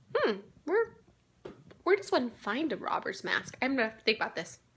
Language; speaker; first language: English; native; English